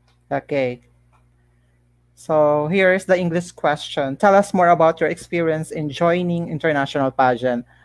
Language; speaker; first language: English; non-native, local second language; Filipino